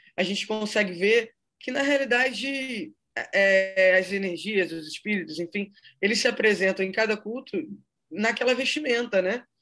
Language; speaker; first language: Portuguese; native; Portuguese